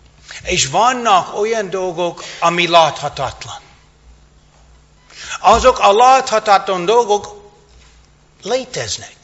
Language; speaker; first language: Hungarian; non-native, fluent; English